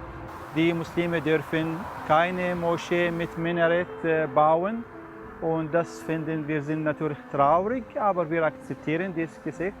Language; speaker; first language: German; non-native, fluent; Arabic